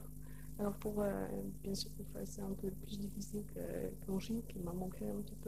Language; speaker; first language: French; non-native, learner; Polish